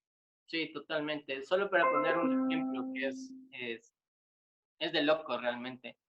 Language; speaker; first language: Spanish; native; Spanish